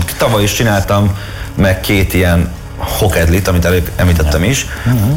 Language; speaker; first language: Hungarian; native; Hungarian